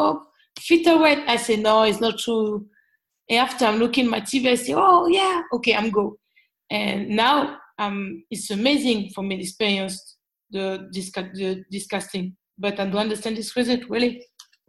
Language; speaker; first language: English; non-native, learner; French